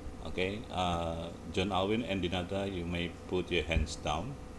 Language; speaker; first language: English; non-native, fluent; Indonesian